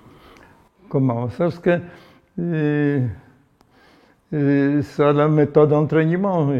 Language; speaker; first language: French; non-native, learner; Polish